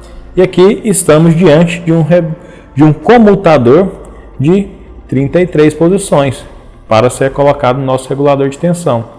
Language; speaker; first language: Portuguese; native; Portuguese